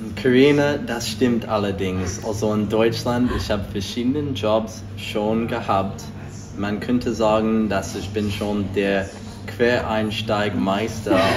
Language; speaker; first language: German; non-native, fluent; English